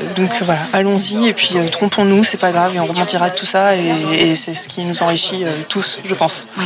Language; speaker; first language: French; native; French